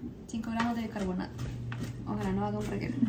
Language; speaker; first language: Spanish; native; Spanish